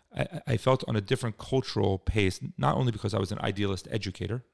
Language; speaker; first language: English; native; English